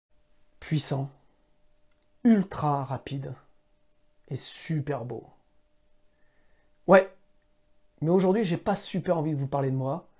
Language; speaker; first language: French; native; French